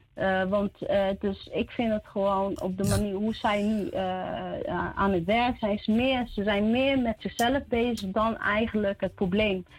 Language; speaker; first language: Dutch; early bilingual, other home language; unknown